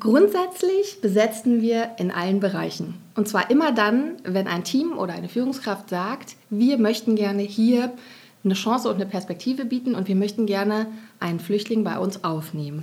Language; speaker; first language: German; native; German